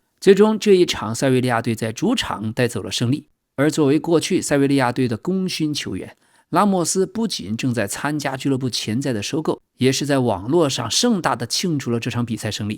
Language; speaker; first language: Chinese; native; Chinese